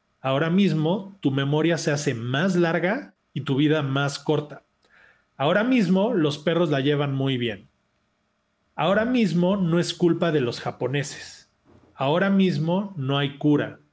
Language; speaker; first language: Spanish; native; Spanish